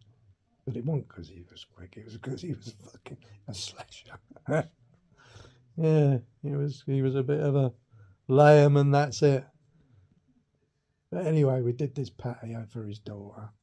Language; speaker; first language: English; native; English